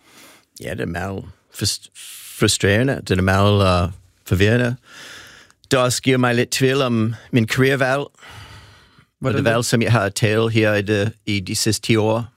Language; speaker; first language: Danish; non-native, fluent; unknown